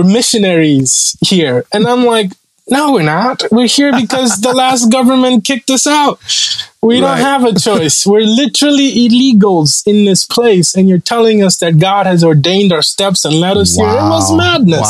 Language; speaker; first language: English; non-native, local second language; Kinyarwanda